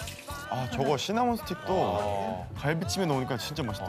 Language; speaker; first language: Korean; native; Korean